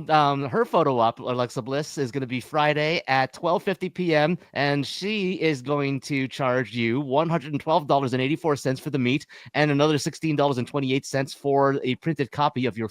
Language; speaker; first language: English; native; English